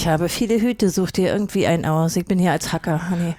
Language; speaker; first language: German; native; German